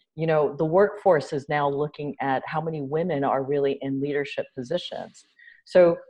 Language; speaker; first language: English; native; English